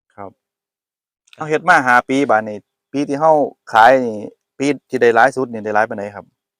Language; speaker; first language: Thai; native; Thai